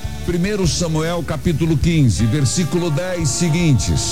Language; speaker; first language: Portuguese; native; Portuguese